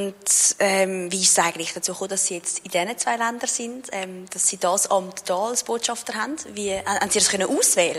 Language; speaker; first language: German; native; German